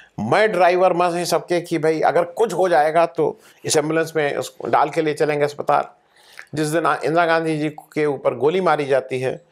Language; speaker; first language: Hindi; native; Hindi